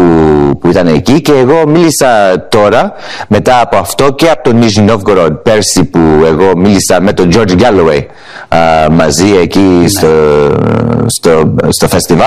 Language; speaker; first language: Greek; early bilingual, heritage; English